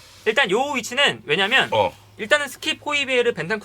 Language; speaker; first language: Korean; native; Korean